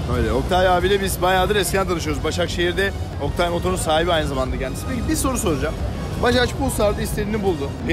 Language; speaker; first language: Turkish; native; Turkish